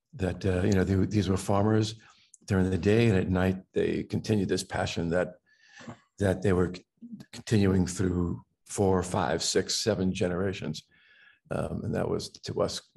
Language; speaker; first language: English; native; English